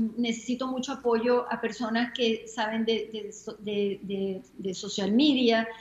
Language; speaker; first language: Spanish; native; Spanish